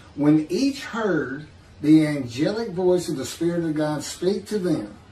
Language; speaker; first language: English; native; English